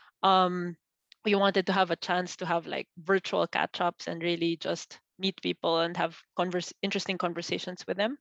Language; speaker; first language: English; non-native, local second language; Filipino